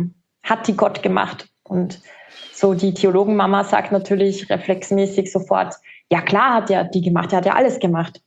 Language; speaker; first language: German; native; German